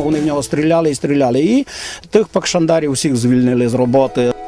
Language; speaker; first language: Ukrainian; native; Ukrainian